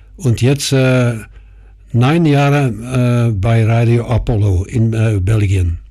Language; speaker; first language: German; non-native, fluent; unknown